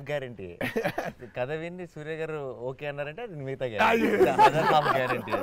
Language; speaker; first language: Telugu; native; Telugu